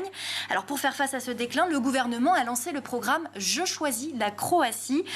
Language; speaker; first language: French; native; French